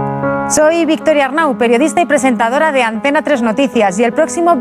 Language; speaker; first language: Spanish; native; Spanish